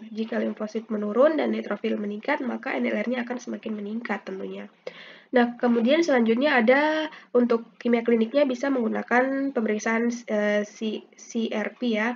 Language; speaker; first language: Indonesian; native; Indonesian